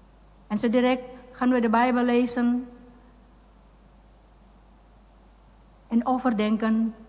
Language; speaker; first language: Dutch; non-native, fluent; Indonesian